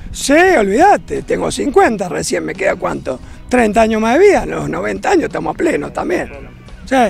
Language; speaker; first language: Spanish; native; Spanish